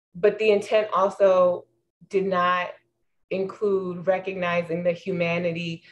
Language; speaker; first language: English; native; English